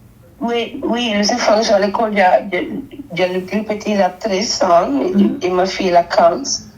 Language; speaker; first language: French; non-native, fluent; Spanish